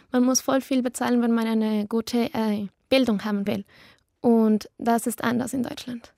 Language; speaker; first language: German; non-native, learner; Spanish